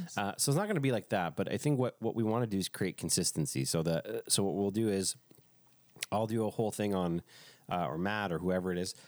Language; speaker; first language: English; native; English